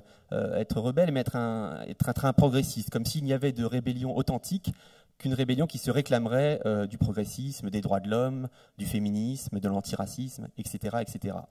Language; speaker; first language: French; native; French